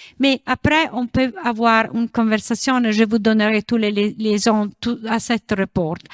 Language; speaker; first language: French; non-native, learner; Italian